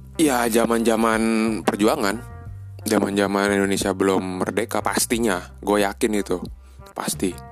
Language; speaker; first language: Indonesian; native; Indonesian